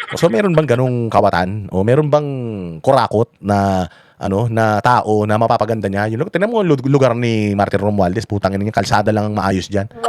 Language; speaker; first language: Filipino; non-native, local second language; Iloko